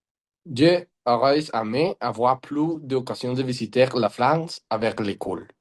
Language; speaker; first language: French; non-native, learner; Spanish